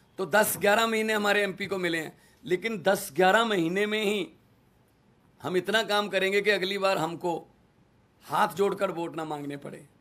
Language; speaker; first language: Hindi; non-native, local second language; Punjabi